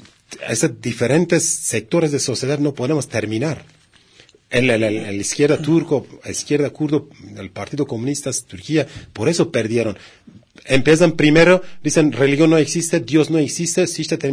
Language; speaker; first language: Spanish; non-native, learner; Kurdish